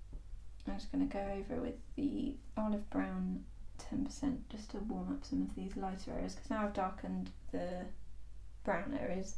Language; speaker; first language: English; native; English